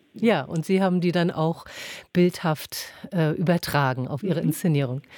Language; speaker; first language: German; native; German